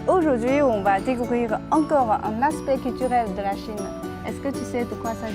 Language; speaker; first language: French; non-native, fluent; Chinese